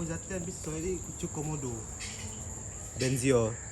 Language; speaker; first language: Turkish; non-native, learner; Indonesian